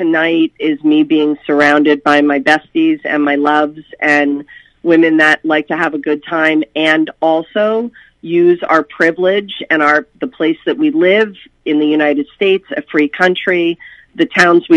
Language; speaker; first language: English; native; English